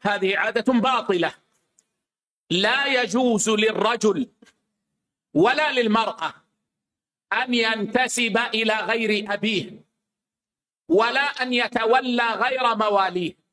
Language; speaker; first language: Arabic; native; Arabic